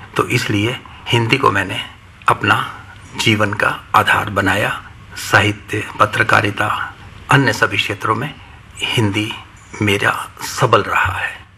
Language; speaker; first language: Hindi; non-native, local second language; Punjabi